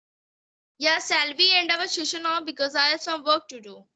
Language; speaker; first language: English; non-native, learner; Hindi